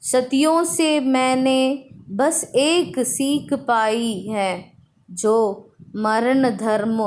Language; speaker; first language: Hindi; non-native, local second language; Malayalam